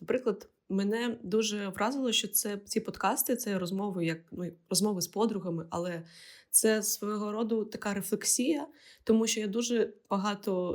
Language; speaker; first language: Ukrainian; non-native, local second language; Russian